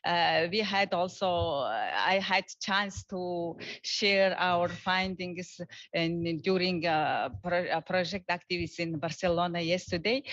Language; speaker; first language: English; non-native, learner; Mongolian